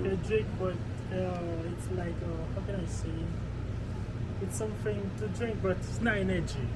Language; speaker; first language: English; non-native, learner; Haitian Creole